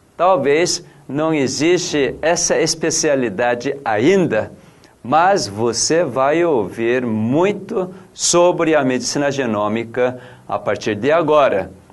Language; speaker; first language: Portuguese; non-native, fluent; Korean